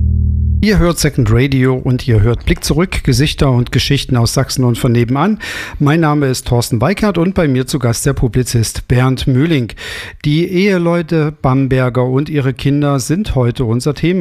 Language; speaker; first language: German; native; German